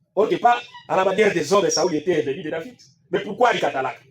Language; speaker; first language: French; non-native, local second language; Swahili